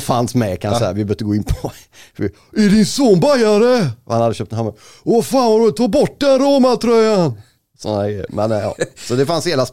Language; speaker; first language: Swedish; native; Swedish